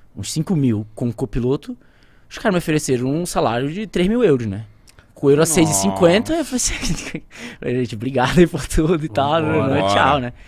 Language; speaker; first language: Portuguese; native; Portuguese